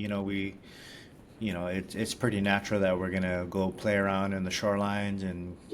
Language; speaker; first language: English; native; English